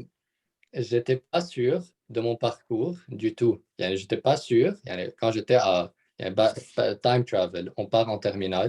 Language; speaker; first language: French; non-native, local second language; Arabic